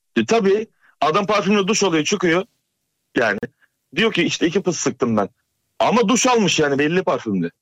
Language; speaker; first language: Turkish; native; Turkish